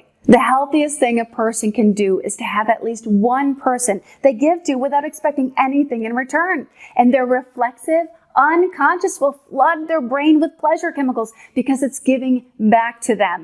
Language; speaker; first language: English; native; English